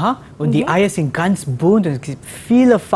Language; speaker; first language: German; non-native, learner; Malay